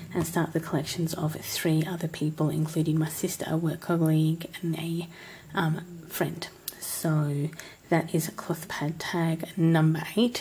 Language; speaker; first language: English; native; English